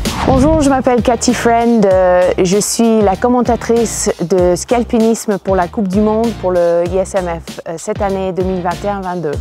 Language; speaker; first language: French; non-native, fluent; English